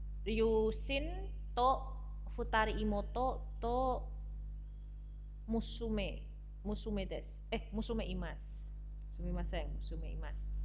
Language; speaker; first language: Japanese; non-native, learner; Indonesian